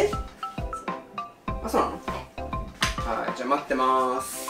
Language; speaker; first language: Japanese; native; Japanese